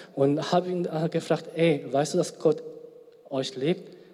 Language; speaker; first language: German; non-native, fluent; Korean